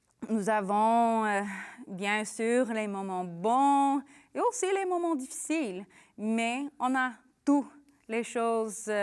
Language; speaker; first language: French; non-native, learner; English